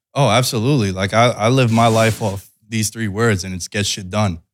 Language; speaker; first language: English; early bilingual, other home language; Greek